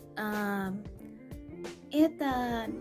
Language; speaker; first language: Russian; non-native, learner; Swahili